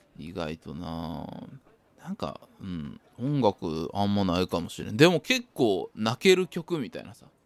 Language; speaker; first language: Japanese; native; Japanese